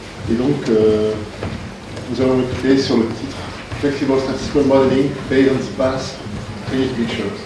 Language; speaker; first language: French; native; French